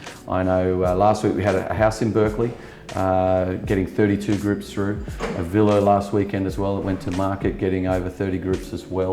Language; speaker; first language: English; native; English